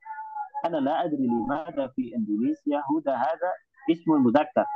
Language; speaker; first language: Arabic; non-native, fluent; Indonesian